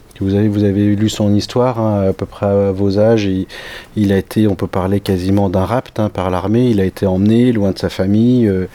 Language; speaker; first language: French; native; French